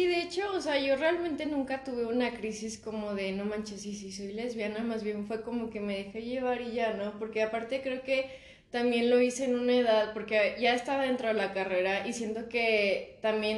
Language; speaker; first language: Spanish; native; Spanish